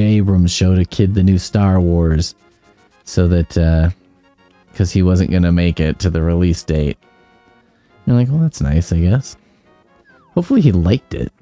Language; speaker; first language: English; native; English